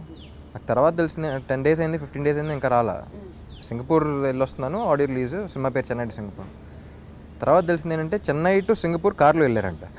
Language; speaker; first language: Telugu; native; Telugu